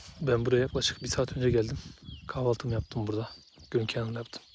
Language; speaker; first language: Turkish; native; Turkish